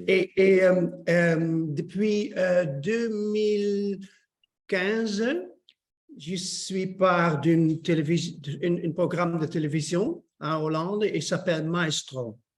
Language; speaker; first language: French; non-native, learner; Dutch